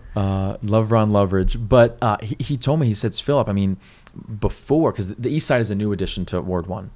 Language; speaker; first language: English; native; English